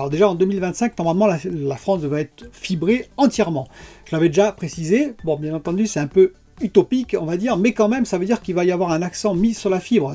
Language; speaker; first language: French; native; French